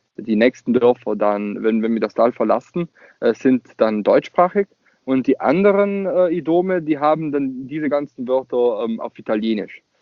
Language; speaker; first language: German; non-native, local second language; Ladin